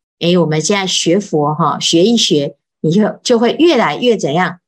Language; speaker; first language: Chinese; native; Chinese